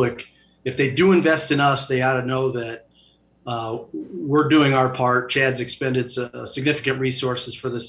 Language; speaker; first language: English; native; English